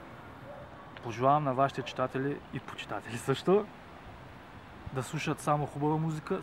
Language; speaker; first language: Bulgarian; native; Bulgarian